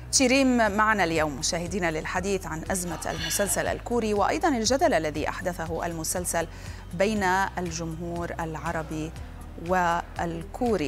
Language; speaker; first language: Arabic; native; Arabic